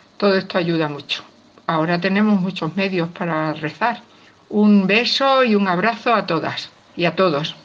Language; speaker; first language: Spanish; native; Spanish